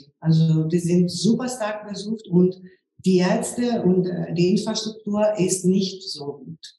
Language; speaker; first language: German; non-native, fluent; Greek